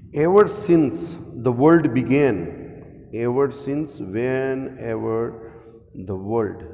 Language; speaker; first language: English; non-native, local second language; Gujarati